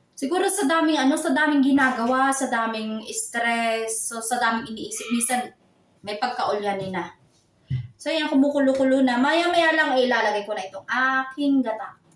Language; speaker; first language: Filipino; native; Filipino